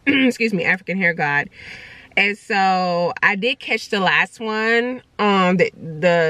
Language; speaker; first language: English; native; English